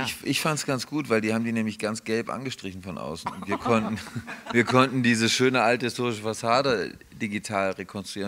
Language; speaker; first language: German; native; German